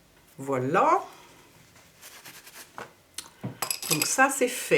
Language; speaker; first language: French; native; French